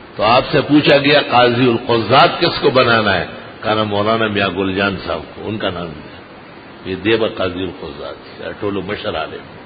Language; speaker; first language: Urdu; non-native, local second language; Pashto